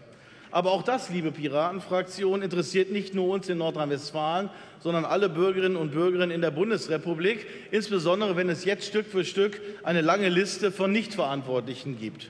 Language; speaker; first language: German; native; German